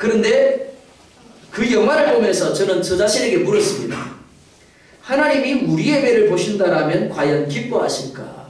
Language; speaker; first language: Korean; native; Korean